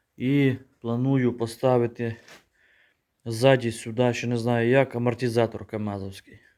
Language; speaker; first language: Ukrainian; native; Ukrainian